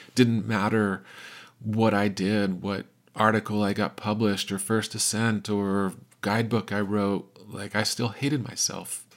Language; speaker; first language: English; native; English